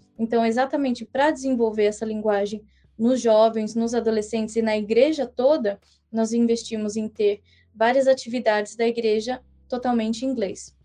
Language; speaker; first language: Portuguese; early bilingual, heritage; English